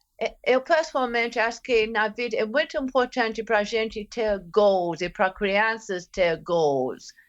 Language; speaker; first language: Portuguese; non-native, fluent; English